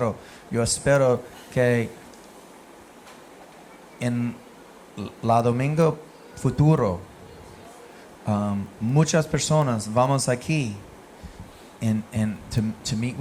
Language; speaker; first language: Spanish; non-native, learner; English